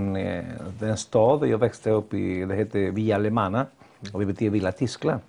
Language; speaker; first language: Swedish; non-native, fluent; Spanish